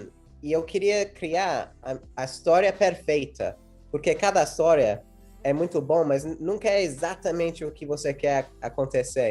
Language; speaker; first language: Portuguese; early bilingual, heritage; English